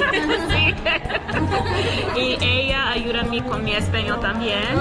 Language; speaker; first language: Spanish; non-native, learner; English